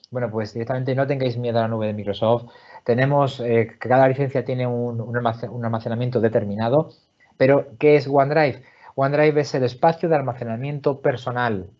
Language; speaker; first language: Spanish; native; Spanish